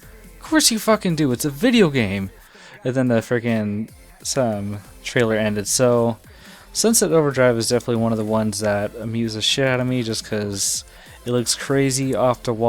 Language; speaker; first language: English; native; English